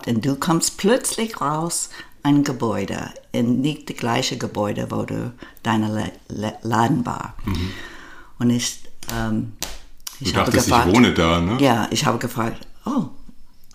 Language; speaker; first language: German; non-native, learner; English